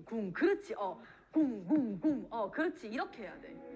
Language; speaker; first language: Korean; native; Korean